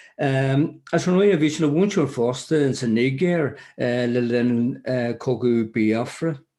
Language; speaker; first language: Irish; non-native, local second language; English